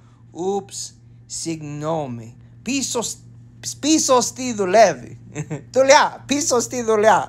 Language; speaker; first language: Greek; non-native, learner; English